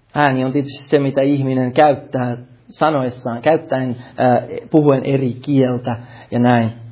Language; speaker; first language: Finnish; early bilingual, heritage; Finnish